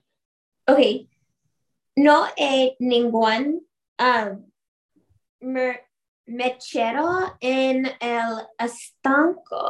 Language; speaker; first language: Spanish; non-native, learner; English